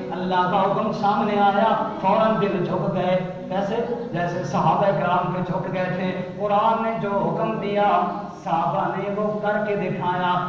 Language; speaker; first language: Urdu; non-native, local second language; Punjabi